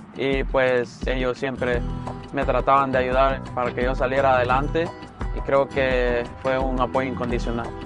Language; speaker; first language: Spanish; native; Spanish